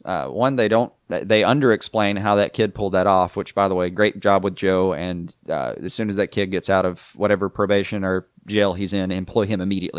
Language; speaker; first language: English; native; English